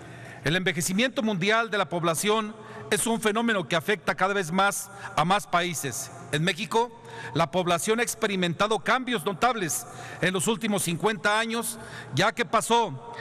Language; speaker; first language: Spanish; native; Spanish